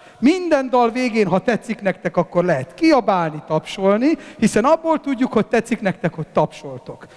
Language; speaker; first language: Hungarian; native; Hungarian